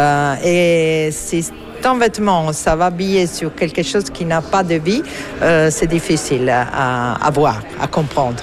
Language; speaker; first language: French; non-native, fluent; Italian